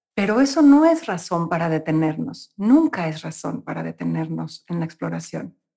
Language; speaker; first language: Spanish; native; Spanish